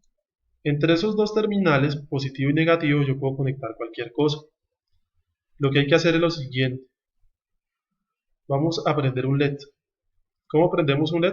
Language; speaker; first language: Spanish; native; Spanish